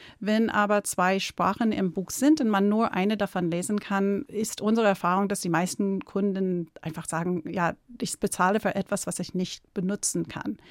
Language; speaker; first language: German; non-native, fluent; English